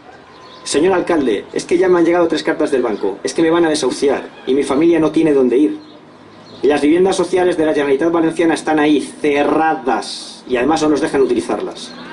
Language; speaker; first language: Spanish; non-native, local second language; Catalan